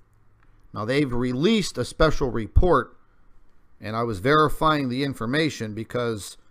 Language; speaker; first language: English; native; English